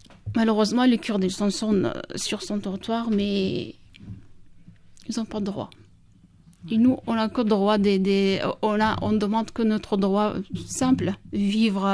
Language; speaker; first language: French; non-native, learner; Kurdish